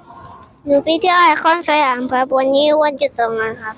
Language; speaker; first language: Thai; native; Thai